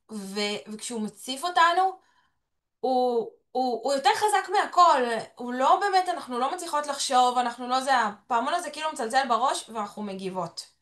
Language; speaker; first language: Hebrew; early bilingual, other home language; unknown